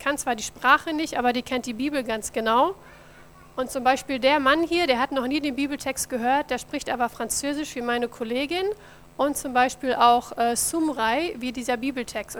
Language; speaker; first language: German; native; German